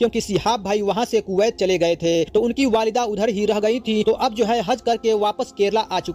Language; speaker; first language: Hindi; native; Hindi